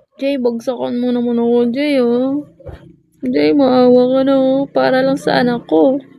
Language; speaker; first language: Filipino; non-native, local second language; Hiligaynon